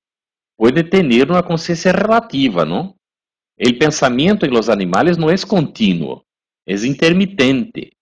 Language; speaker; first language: Spanish; non-native, fluent; Portuguese